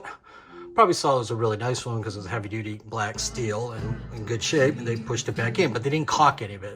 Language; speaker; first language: English; native; English